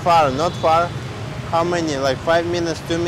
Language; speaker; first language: English; non-native, learner; Russian